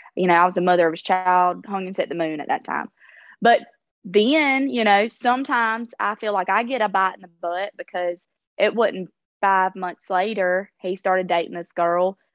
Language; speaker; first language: English; native; English